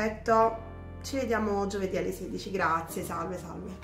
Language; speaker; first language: Italian; native; Italian